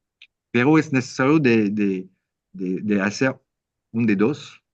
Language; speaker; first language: Spanish; non-native, learner; French